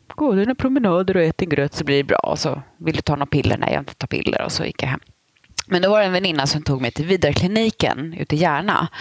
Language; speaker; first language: Swedish; native; Swedish